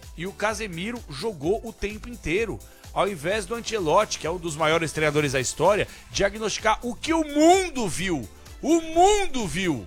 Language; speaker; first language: Portuguese; native; Portuguese